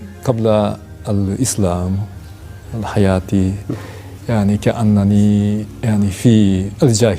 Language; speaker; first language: Arabic; non-native, learner; Japanese